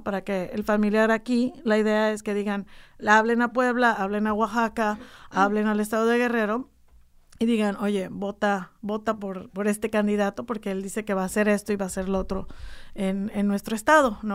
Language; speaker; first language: Spanish; native; Spanish